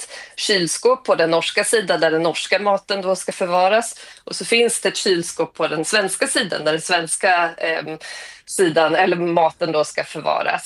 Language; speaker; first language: Swedish; native; Swedish